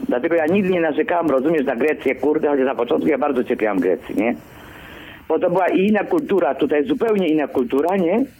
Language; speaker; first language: Polish; early bilingual, other home language; Greek